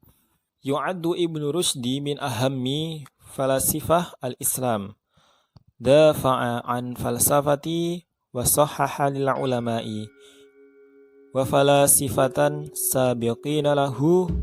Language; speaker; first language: Arabic; non-native, learner; Indonesian